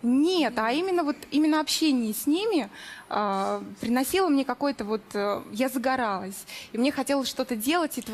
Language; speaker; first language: Russian; native; Russian